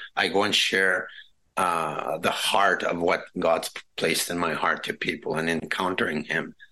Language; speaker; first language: English; non-native, fluent; Cree